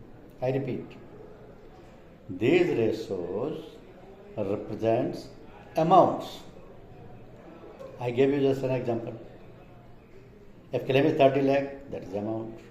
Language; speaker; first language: English; non-native, local second language; Hindi